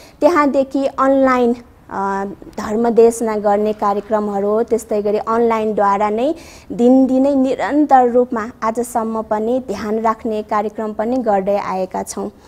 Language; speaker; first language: Nepali; non-native, local second language; Newari